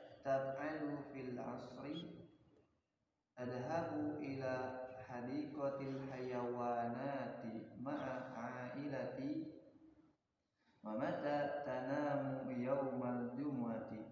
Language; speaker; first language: Arabic; non-native, learner; Indonesian